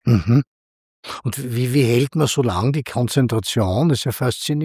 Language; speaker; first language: German; native; German